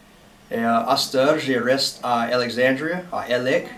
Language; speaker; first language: French; non-native, local second language; English